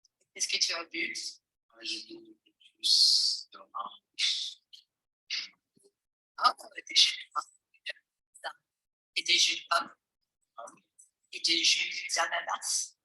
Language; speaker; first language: French; non-native, learner; Spanish